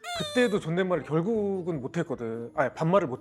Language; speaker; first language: Korean; native; Korean